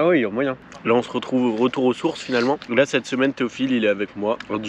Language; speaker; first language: French; native; French